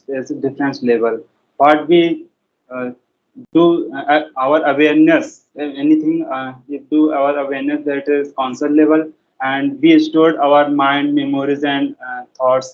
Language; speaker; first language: English; non-native, learner; Hindi